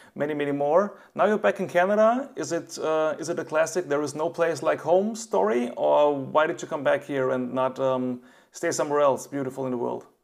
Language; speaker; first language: English; non-native, fluent; German